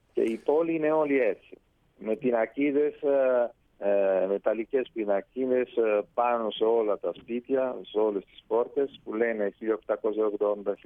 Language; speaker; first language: Greek; non-native, fluent; Italian